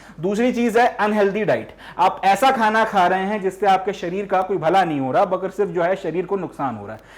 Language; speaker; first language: Hindi; native; Hindi